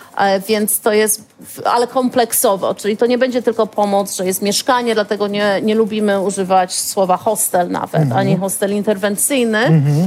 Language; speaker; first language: Polish; early bilingual, heritage; Polish